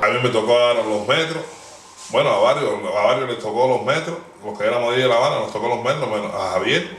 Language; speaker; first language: Spanish; native; Spanish